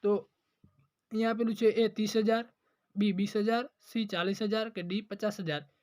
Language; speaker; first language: Hindi; non-native, local second language; Gujarati